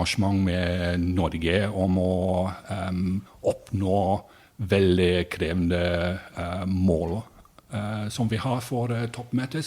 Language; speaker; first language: Norwegian; non-native, fluent; English